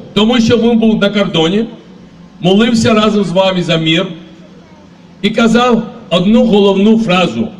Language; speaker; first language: Ukrainian; non-native, fluent; Georgian